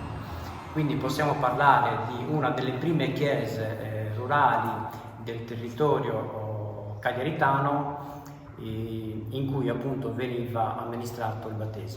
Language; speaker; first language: Italian; native; Italian